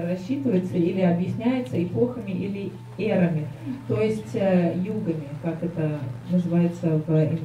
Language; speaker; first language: Russian; native; Russian